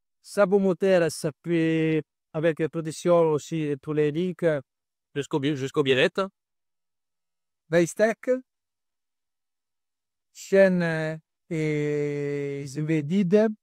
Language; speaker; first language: French; non-native, learner; Italian